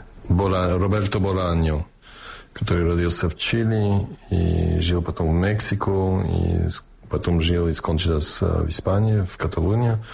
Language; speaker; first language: Russian; non-native, fluent; English